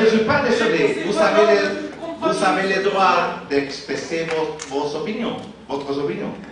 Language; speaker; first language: French; non-native, fluent; Spanish